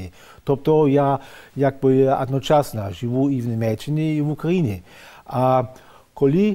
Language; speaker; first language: Ukrainian; non-native, fluent; German